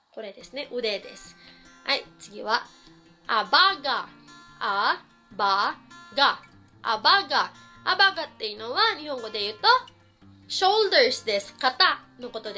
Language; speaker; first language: Japanese; non-native, fluent; Filipino